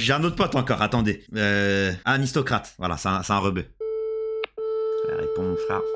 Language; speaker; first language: French; native; French